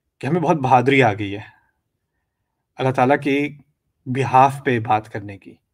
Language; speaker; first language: Urdu; native; Urdu